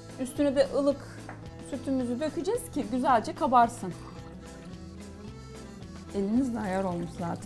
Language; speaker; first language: Turkish; native; Turkish